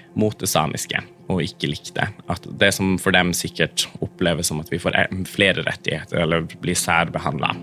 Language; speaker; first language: Norwegian; non-native, local second language; Northern Sami